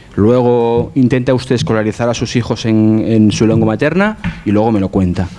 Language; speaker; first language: Spanish; native; Spanish